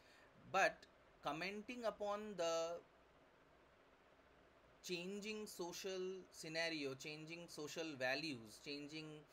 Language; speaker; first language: English; non-native, local second language; Bangla